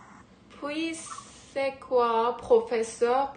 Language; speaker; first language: French; non-native, fluent; Persian